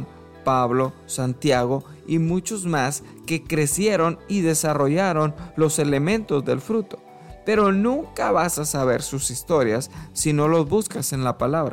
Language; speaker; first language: Spanish; native; Spanish